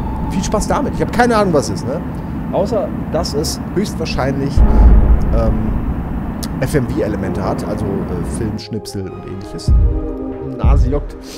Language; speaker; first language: German; native; German